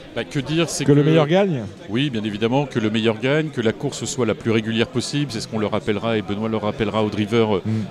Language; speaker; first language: French; native; French